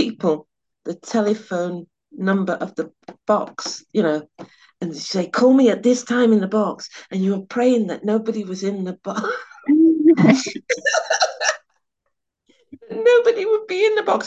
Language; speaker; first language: English; native; English